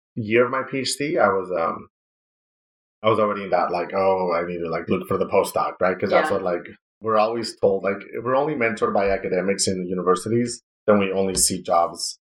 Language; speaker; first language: English; non-native, fluent; Spanish